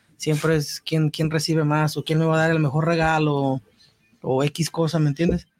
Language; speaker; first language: Spanish; early bilingual, heritage; Spanish